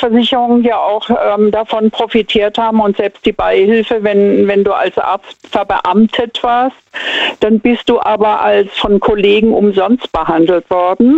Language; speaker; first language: German; native; German